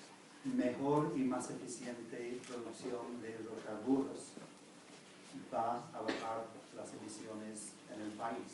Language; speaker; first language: Spanish; non-native, fluent; English